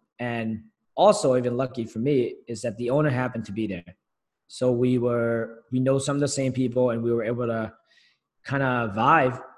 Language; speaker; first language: English; early bilingual, other home language; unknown